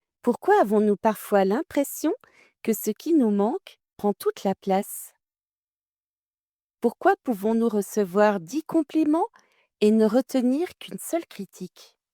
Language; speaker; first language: French; native; French